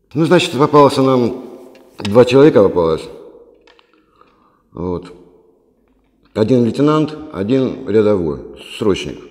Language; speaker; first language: Russian; native; Russian